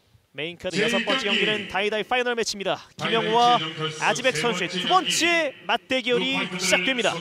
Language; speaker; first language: Korean; native; Korean